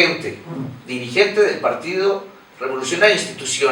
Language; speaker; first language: Spanish; native; Spanish